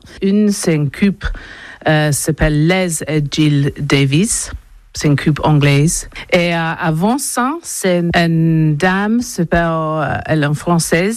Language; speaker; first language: French; non-native, learner; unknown